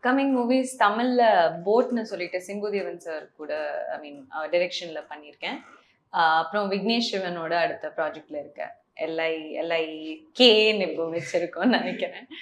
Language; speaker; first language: Tamil; non-native, local second language; Malayalam